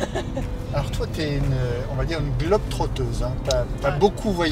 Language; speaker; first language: French; native; French